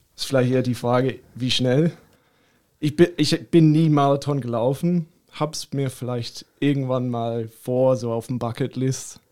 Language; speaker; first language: German; non-native, fluent; English